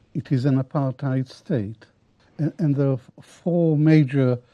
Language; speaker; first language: English; non-native, fluent; Arabic